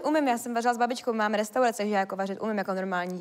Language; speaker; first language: Czech; native; Czech